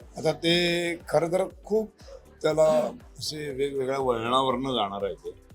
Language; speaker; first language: Marathi; native; Marathi